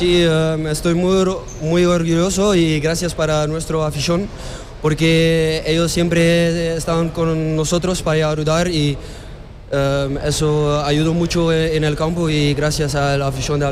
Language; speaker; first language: Spanish; non-native, learner; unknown